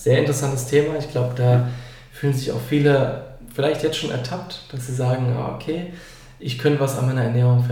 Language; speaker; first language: German; native; German